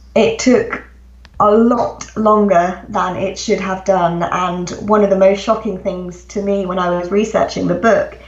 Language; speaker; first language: English; native; English